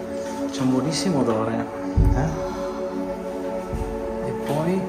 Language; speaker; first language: Italian; native; Italian